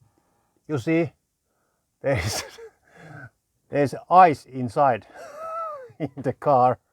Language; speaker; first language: English; non-native, learner; Finnish